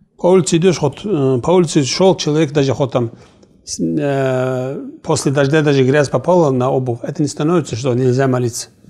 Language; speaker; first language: Russian; non-native, fluent; Kumyk